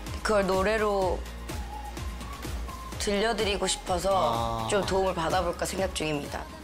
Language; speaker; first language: Korean; native; Korean